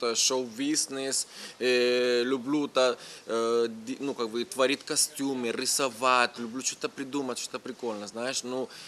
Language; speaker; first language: Russian; non-native, fluent; Spanish